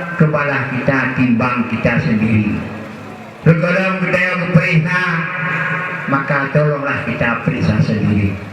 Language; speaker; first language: Malay; non-native, local second language; Achinese